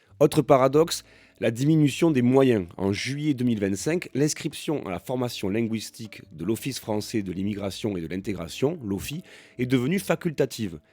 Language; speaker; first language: French; native; French